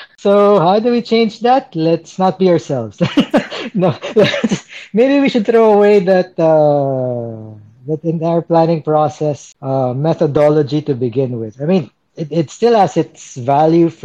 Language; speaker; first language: English; non-native, local second language; Filipino